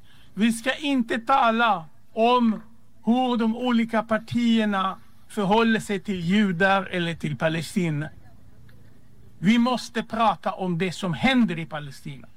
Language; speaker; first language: Swedish; non-native, fluent; Hebrew